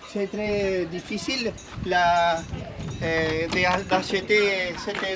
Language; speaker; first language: French; non-native, learner; Spanish